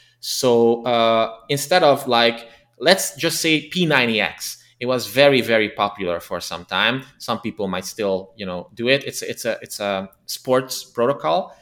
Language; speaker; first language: English; non-native, fluent; Hungarian